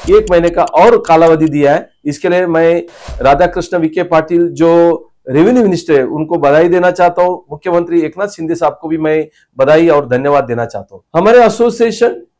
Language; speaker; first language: Hindi; non-native, local second language; Marathi